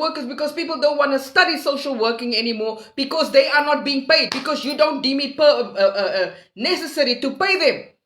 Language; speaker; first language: English; non-native, local second language; Afrikaans